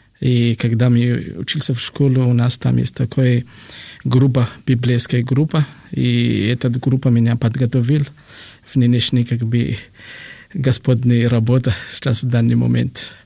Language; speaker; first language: Russian; non-native, fluent; Malagasy